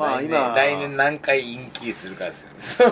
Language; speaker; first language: Japanese; native; Japanese